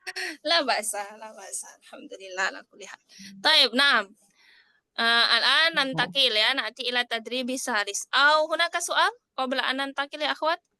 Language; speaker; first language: Arabic; non-native, fluent; Indonesian